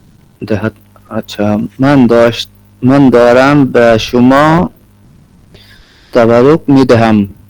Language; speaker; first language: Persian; non-native, learner; Urdu